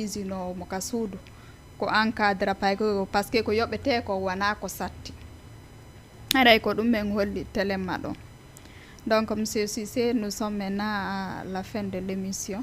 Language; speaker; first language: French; non-native, local second language; Fula